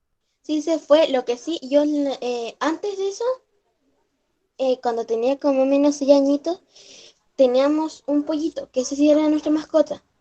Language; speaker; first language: Spanish; native; Spanish